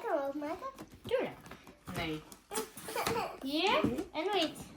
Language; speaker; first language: Dutch; early bilingual, other home language; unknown